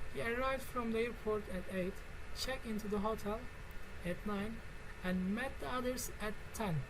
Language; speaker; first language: English; non-native, fluent; Turkish